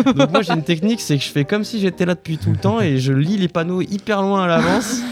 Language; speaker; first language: French; native; French